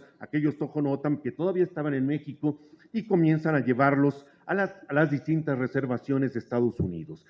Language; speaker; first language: Spanish; native; Spanish